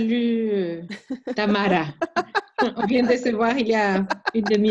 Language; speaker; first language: French; non-native, fluent; Spanish